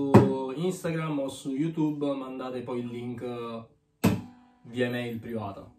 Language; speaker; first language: Italian; native; Italian